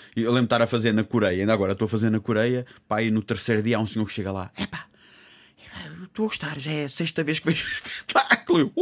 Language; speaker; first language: Portuguese; native; Portuguese